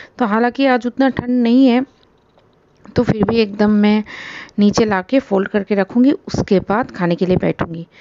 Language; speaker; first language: Hindi; non-native, local second language; Bangla